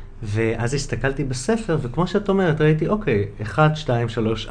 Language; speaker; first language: Hebrew; native; Hebrew